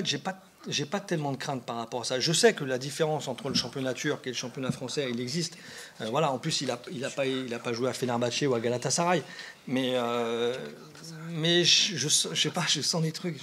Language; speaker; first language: French; native; French